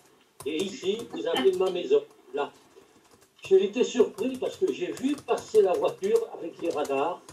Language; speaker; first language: French; native; French